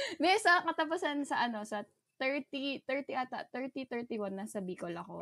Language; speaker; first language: Filipino; non-native, local second language; Bikol